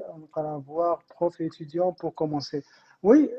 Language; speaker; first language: French; non-native, local second language; Arabic